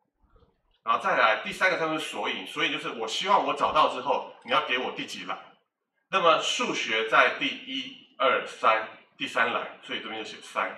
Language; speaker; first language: Chinese; native; Chinese